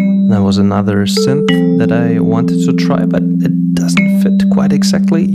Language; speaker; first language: English; non-native, fluent; German